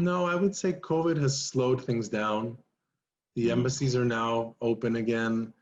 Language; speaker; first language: English; native; English